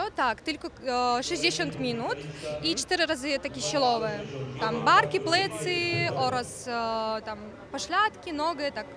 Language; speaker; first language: Polish; non-native, learner; Russian